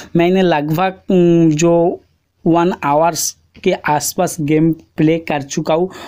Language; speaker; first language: Hindi; non-native, local second language; Bangla